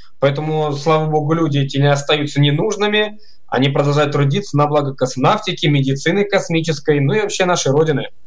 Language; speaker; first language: Russian; native; Russian